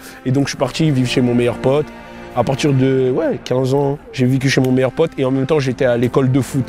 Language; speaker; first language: French; native; French